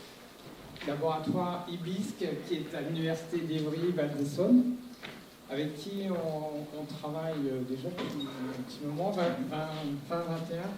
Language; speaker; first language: French; native; French